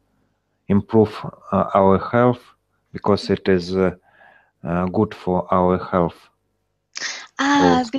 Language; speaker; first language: English; non-native, learner; Russian